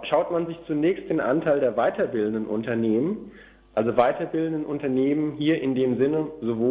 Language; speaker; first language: German; native; German